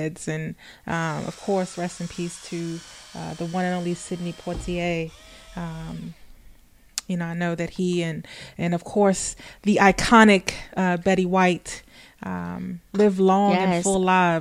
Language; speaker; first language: English; native; English